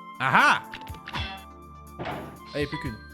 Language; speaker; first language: French; native; French